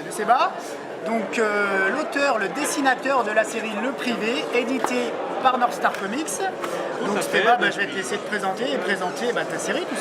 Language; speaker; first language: French; native; French